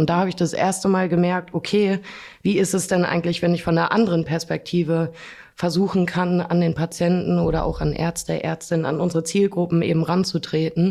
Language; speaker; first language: German; native; German